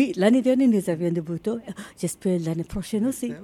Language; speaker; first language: French; non-native, learner; Japanese